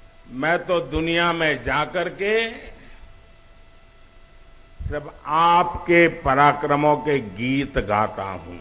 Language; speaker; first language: Hindi; non-native, local second language; Gujarati